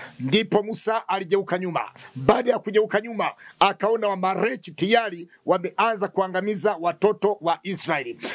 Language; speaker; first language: Swahili; non-native, local second language; Kinyarwanda